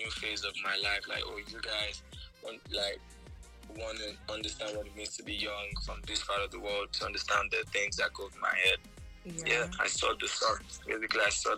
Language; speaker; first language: English; non-native, local second language; Yoruba